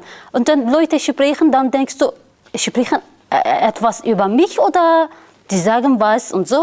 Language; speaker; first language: German; non-native, learner; Turkish